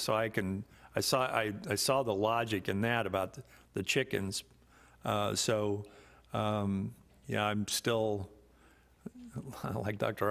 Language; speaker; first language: English; native; English